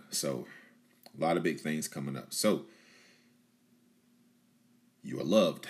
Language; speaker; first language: English; native; English